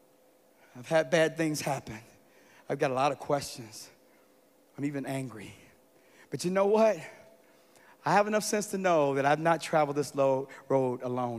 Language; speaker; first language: English; native; English